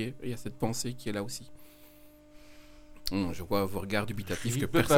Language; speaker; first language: French; native; French